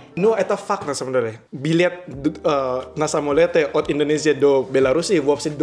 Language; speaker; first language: Russian; non-native, learner; Indonesian